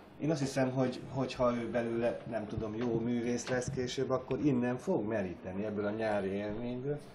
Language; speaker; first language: Hungarian; native; Hungarian